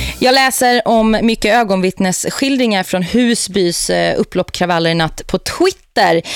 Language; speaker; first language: Swedish; native; Swedish